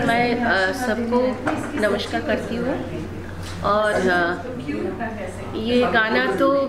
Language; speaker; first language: Hindi; non-native, local second language; Bangla